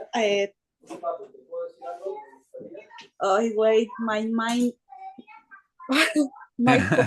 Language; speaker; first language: English; non-native, learner; Spanish